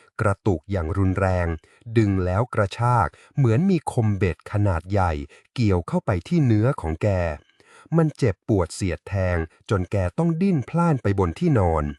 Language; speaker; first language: Thai; native; Thai